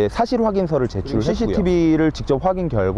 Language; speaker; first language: Korean; native; Korean